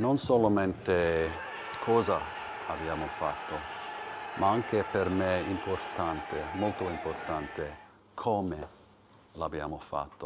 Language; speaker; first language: Italian; non-native, learner; English